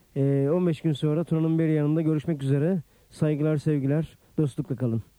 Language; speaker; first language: Turkish; native; Turkish